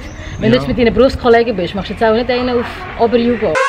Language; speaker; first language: German; early bilingual, other home language; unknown